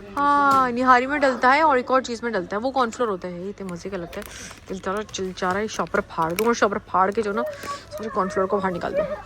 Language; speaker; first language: Urdu; native; Urdu